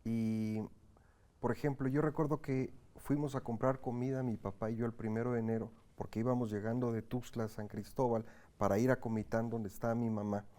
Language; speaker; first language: Spanish; native; Spanish